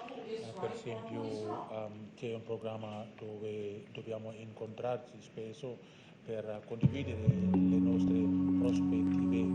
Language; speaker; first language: Italian; non-native, fluent; Indonesian